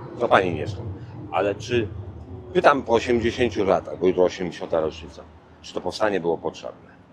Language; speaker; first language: Polish; native; Polish